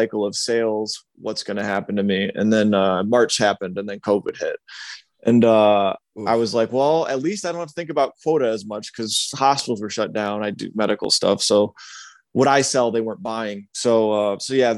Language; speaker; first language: English; native; English